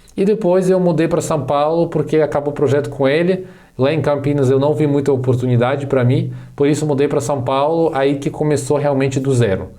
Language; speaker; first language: Portuguese; non-native, fluent; Russian